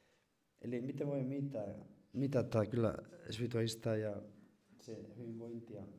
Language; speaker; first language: Finnish; non-native, fluent; Spanish